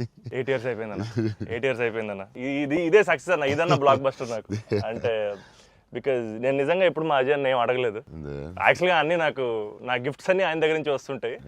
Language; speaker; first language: Telugu; native; Telugu